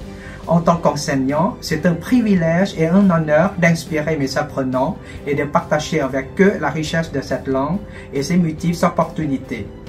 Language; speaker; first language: French; non-native, fluent; Thai